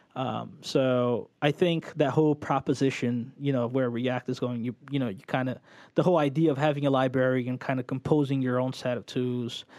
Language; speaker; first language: English; early bilingual, other home language; Portuguese